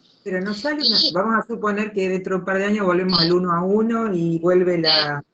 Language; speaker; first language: Spanish; native; Spanish